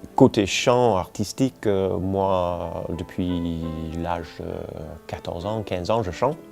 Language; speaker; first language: French; non-native, fluent; English